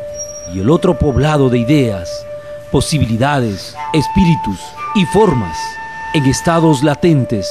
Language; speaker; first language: Spanish; native; Spanish